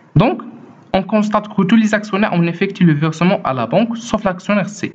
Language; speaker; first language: French; non-native, local second language; Arabic